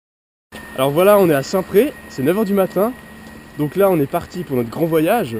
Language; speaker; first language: French; native; French